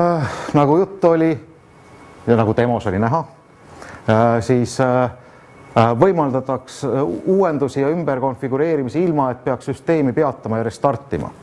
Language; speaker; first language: Estonian; native; Estonian